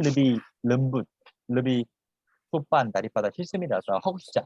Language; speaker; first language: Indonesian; non-native, fluent; Korean